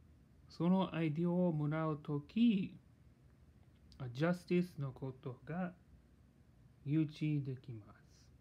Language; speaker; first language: Japanese; non-native, learner; English